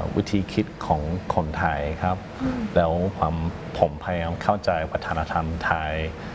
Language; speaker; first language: Thai; non-native, fluent; English